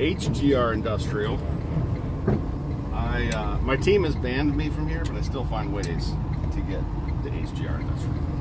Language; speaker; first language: English; native; English